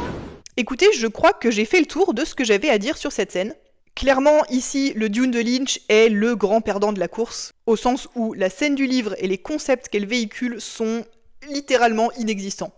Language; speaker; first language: French; native; French